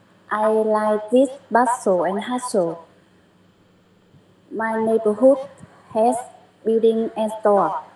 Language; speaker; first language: English; non-native, learner; Vietnamese